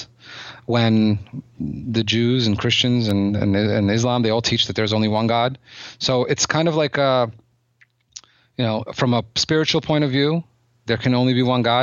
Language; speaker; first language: English; native; English